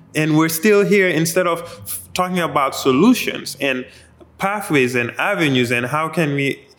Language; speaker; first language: English; non-native, local second language; Wolof